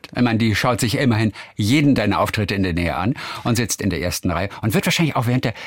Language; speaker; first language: German; native; German